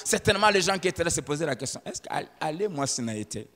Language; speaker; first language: French; non-native, local second language; Lingala